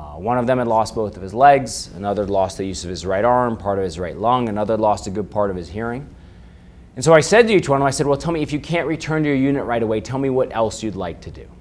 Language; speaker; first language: English; native; English